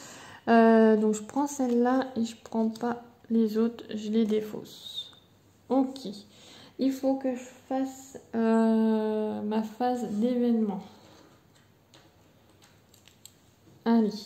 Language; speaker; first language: French; native; French